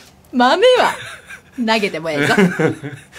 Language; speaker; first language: Japanese; native; Japanese